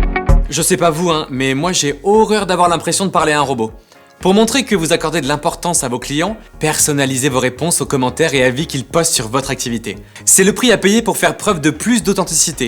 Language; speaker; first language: French; native; French